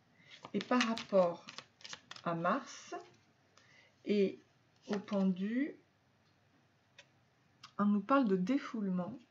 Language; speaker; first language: French; native; French